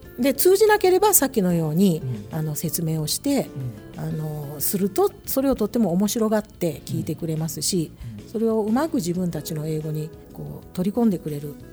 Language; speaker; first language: Japanese; native; Japanese